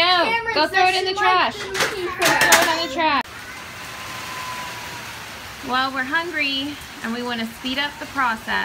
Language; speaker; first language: English; native; English